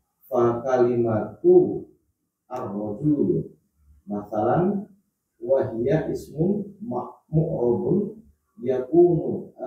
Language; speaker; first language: Arabic; non-native, learner; Indonesian